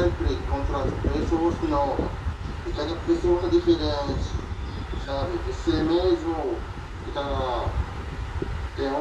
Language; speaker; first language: Portuguese; non-native, learner; Arabic